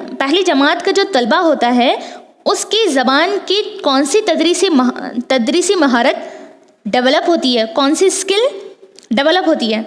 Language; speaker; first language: Urdu; native; Urdu